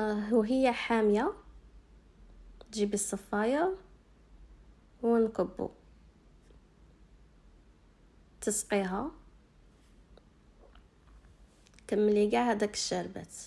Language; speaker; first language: Arabic; native; Arabic